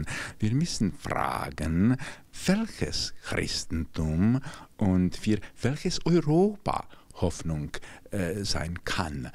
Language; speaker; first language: German; non-native, fluent; Czech